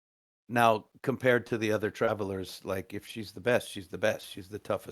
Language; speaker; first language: English; native; English